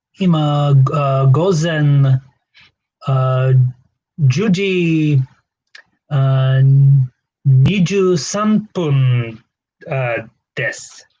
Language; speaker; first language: Japanese; non-native, learner; English